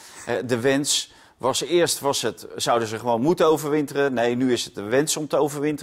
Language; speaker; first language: Dutch; native; Dutch